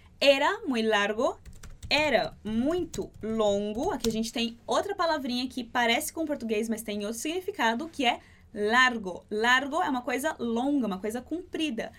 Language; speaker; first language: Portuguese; native; Portuguese